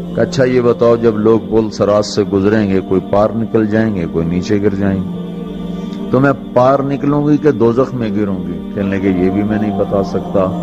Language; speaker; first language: Urdu; non-native, local second language; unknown